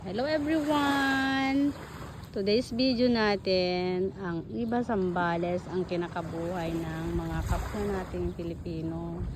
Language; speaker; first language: Filipino; non-native, local second language; Iloko